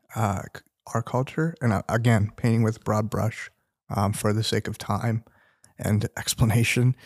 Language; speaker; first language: English; native; English